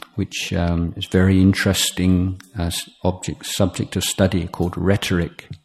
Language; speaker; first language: English; native; English